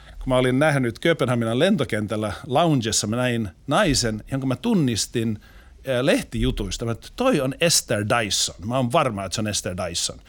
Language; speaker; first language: Finnish; non-native, local second language; Swedish